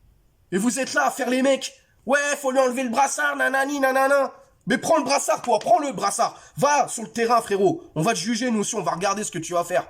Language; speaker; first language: French; native; French